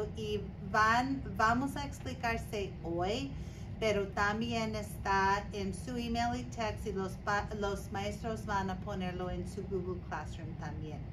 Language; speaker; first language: Spanish; non-native, learner; English